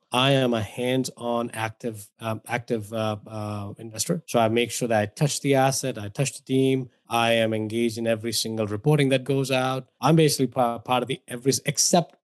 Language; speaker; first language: English; non-native, local second language; Hindi